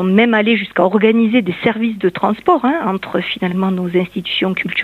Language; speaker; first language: French; native; French